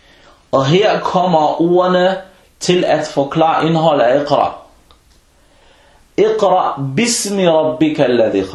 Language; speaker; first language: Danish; early bilingual, other home language; Arabic